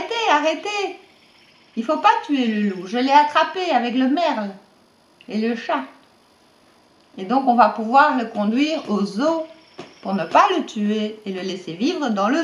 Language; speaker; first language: French; native; French